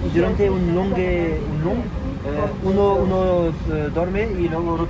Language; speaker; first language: Spanish; non-native, learner; French